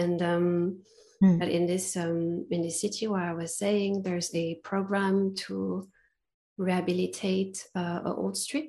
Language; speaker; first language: English; non-native, fluent; French